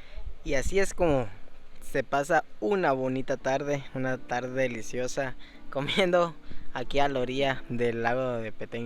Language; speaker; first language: Spanish; native; Spanish